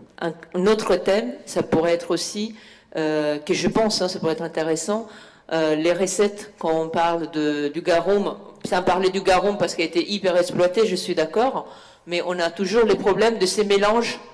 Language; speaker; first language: French; non-native, fluent; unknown